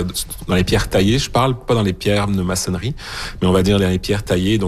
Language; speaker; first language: French; native; French